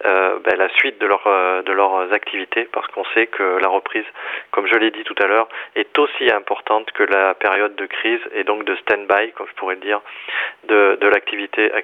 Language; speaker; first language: French; native; French